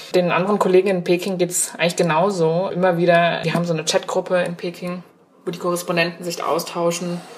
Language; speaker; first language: German; early bilingual, other home language; Chinese